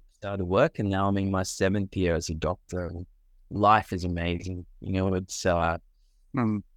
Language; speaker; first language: English; early bilingual, other home language; Sinhala